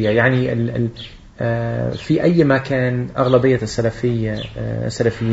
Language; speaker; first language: Arabic; non-native, fluent; Dutch